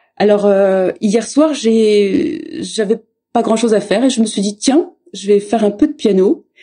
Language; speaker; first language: French; native; French